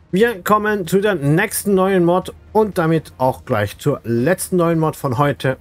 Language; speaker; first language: German; native; German